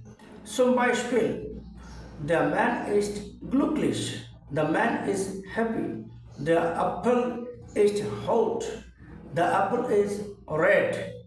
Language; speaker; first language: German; non-native, learner; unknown